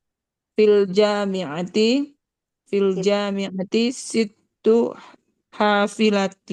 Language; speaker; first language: Arabic; non-native, learner; Indonesian